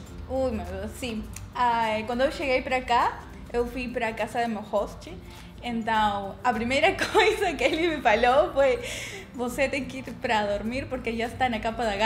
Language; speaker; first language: Portuguese; non-native, learner; Spanish